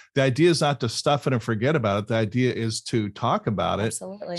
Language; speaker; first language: English; native; English